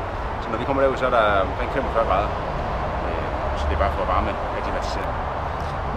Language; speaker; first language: Danish; native; Danish